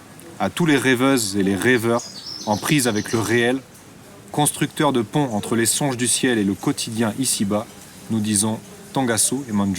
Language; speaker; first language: French; native; French